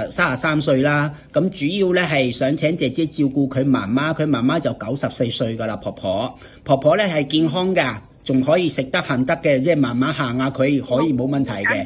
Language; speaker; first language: Cantonese; native; Cantonese